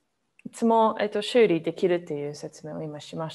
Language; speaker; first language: Japanese; non-native, fluent; English